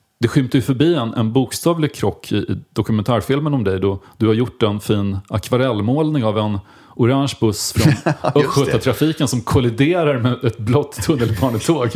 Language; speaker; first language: Swedish; native; Swedish